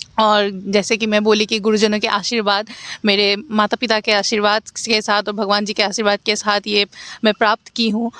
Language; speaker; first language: Hindi; non-native, local second language; Assamese